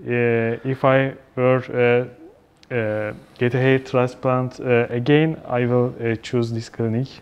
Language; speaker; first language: English; non-native, fluent; Turkish